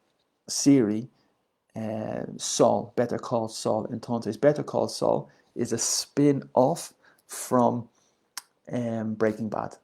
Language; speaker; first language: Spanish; non-native, learner; English